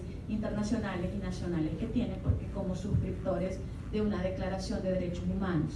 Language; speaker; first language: Spanish; native; Spanish